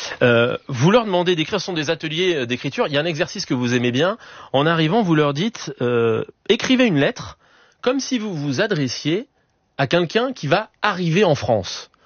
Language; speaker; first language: French; native; French